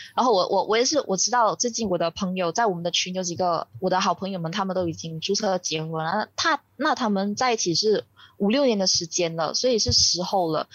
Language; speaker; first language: Chinese; native; Chinese